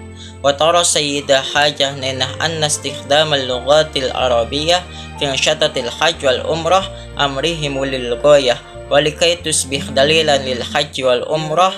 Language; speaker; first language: Arabic; non-native, learner; Indonesian